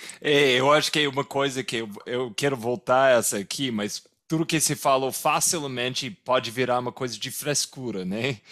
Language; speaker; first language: Portuguese; non-native, fluent; English